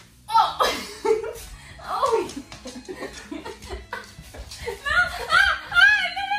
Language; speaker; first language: Spanish; early bilingual, heritage; Spanish